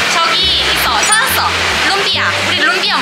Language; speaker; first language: Korean; native; Korean